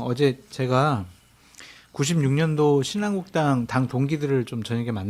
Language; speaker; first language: Korean; native; Korean